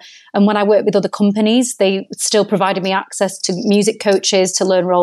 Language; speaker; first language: English; native; English